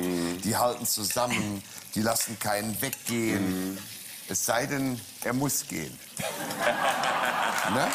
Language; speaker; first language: German; native; German